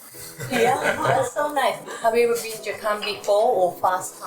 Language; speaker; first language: English; non-native, learner; Japanese